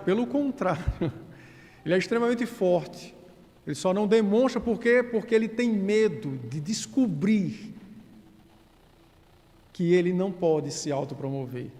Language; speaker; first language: Portuguese; native; Portuguese